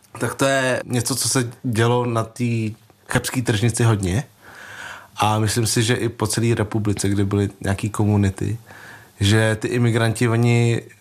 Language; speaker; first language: Czech; early bilingual, other home language; Vietnamese